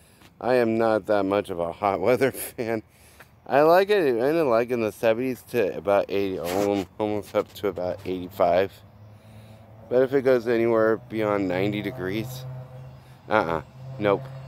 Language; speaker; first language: English; native; English